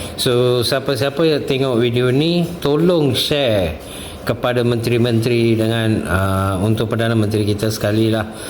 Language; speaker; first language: Malay; non-native, local second language; Tamil